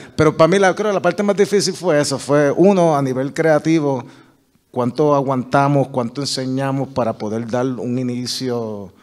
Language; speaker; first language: Spanish; native; Spanish